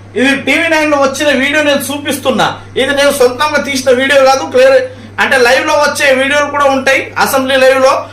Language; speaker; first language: Telugu; non-native, local second language; Marathi